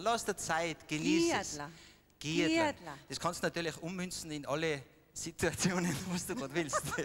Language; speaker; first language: German; native; German